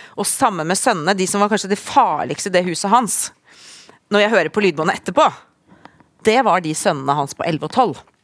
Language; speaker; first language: Norwegian; native; Norwegian